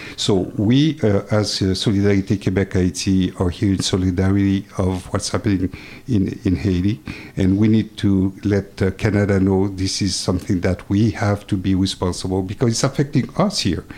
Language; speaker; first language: English; non-native, fluent; French